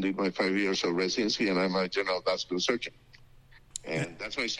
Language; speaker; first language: English; non-native, fluent; Spanish